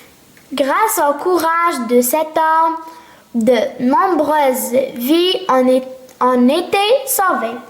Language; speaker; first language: French; non-native, local second language; Arabic